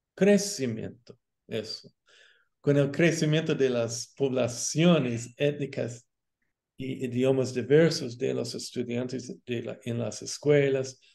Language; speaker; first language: Portuguese; non-native, fluent; English